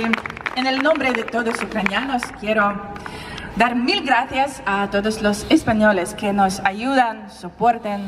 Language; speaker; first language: Spanish; non-native, learner; Ukrainian